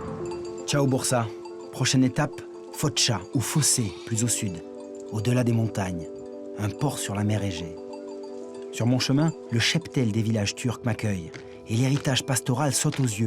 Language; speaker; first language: French; native; French